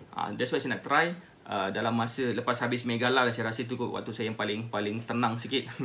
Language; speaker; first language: Malay; native; Malay